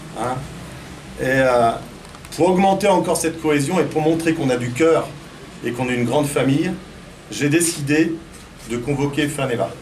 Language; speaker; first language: French; native; French